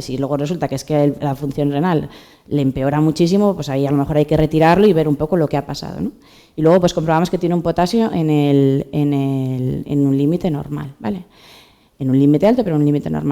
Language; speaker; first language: Spanish; native; Spanish